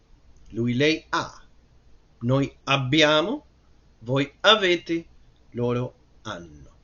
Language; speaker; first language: Italian; non-native, fluent; English